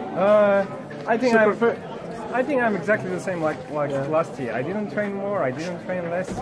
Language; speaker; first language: English; non-native, fluent; Bulgarian